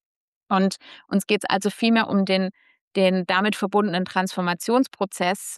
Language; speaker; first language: German; native; German